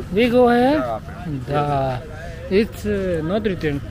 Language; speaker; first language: English; non-native, learner; Hindi